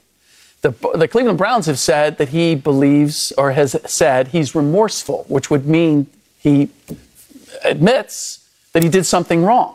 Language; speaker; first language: English; early bilingual, other home language; German